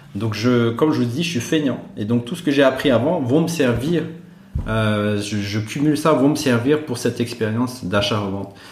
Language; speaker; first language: French; non-native, local second language; Malagasy